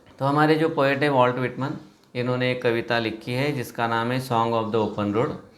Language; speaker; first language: Hindi; non-native, local second language; Marathi